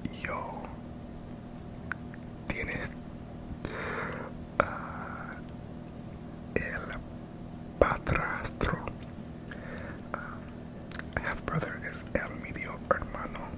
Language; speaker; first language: Spanish; non-native, learner; English